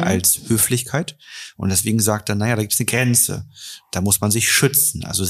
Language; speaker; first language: German; native; German